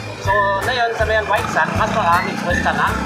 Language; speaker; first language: Filipino; non-native, learner; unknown